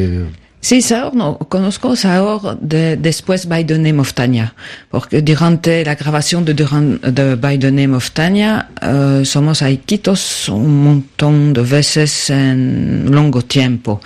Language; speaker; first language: Spanish; non-native, fluent; French